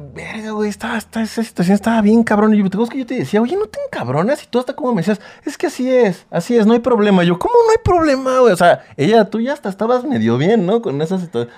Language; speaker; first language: Spanish; native; Spanish